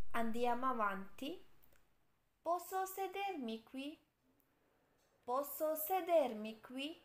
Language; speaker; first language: Italian; non-native, fluent; Urdu